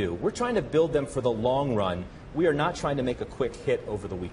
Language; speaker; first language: English; native; English